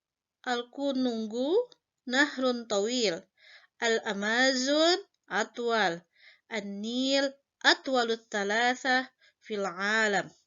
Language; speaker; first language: Arabic; non-native, fluent; Indonesian